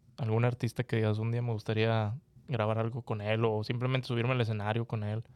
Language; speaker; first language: Spanish; native; Spanish